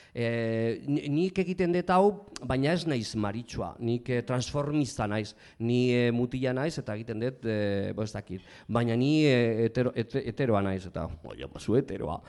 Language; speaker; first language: Basque; non-native, local second language; Spanish